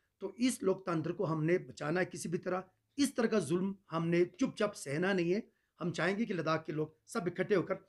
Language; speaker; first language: Hindi; non-native, local second language; Ladakhi